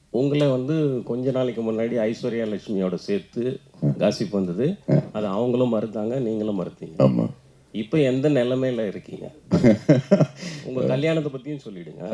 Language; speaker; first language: Tamil; native; Tamil